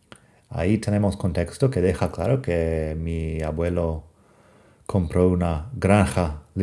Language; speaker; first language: Spanish; non-native, fluent; English